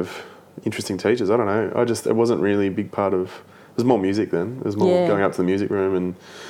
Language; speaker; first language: English; native; English